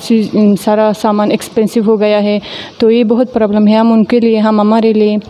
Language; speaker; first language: Hindi; non-native, fluent; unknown